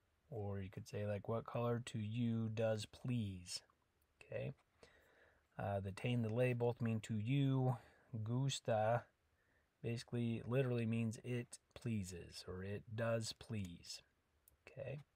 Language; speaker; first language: English; native; English